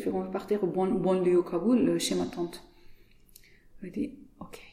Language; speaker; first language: French; non-native, learner; Persian